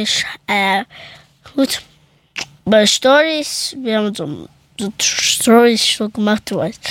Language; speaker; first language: German; early bilingual, other home language; Persian